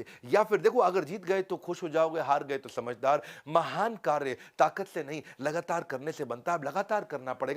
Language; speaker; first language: Hindi; native; Hindi